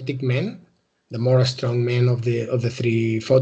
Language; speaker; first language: English; non-native, learner; Spanish